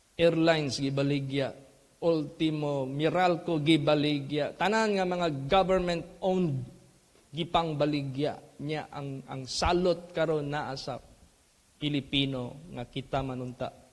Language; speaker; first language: Cebuano; native; Cebuano